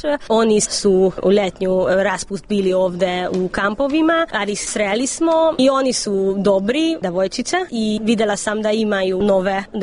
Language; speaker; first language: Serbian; non-native, local second language; Hungarian